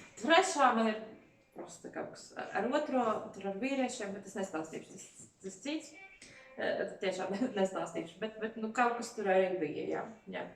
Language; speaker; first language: Latvian; non-native, local second language; Russian